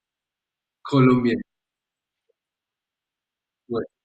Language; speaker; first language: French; non-native, learner; Spanish